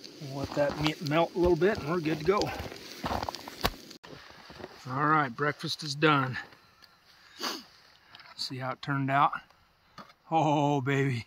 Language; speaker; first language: English; native; English